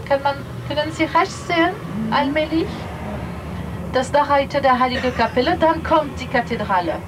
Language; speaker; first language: German; non-native, fluent; French